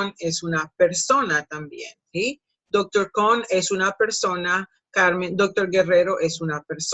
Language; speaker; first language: Spanish; non-native, fluent; English